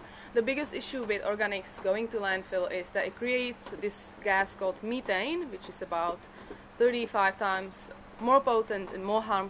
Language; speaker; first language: English; non-native, fluent; Czech